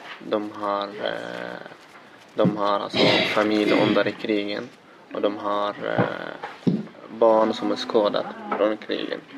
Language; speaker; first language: Swedish; non-native, learner; Arabic